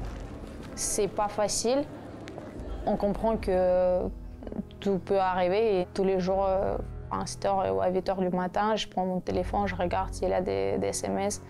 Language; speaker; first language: French; non-native, fluent; Russian